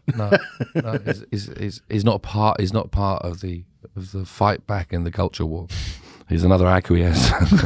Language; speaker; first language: English; native; English